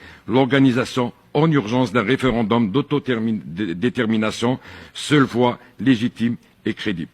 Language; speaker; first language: French; non-native, local second language; Arabic